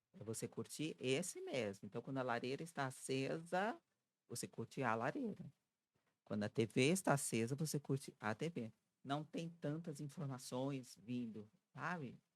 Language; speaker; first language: Portuguese; native; Portuguese